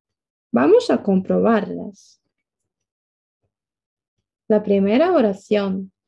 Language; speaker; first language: Spanish; non-native, fluent; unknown